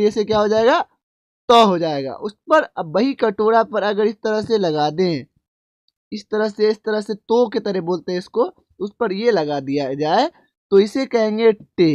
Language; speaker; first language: Hindi; native; Hindi